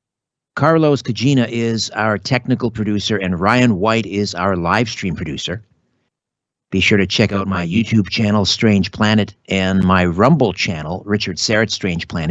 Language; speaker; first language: English; native; English